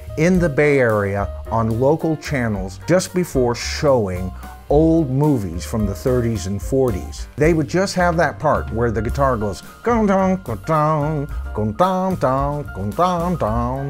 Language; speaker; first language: English; native; English